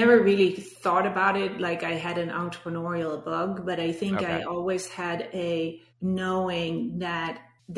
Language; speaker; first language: English; non-native, fluent; Danish